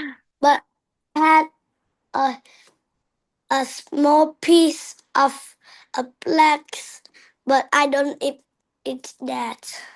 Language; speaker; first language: English; non-native, learner; Vietnamese